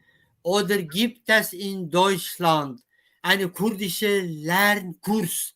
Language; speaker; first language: German; non-native, fluent; Kurdish